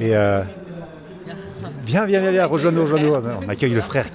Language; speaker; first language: French; native; French